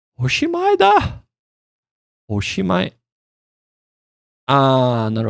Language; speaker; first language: Japanese; non-native, learner; English